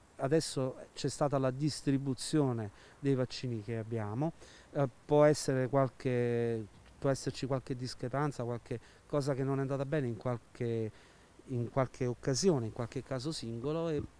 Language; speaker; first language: Italian; native; Italian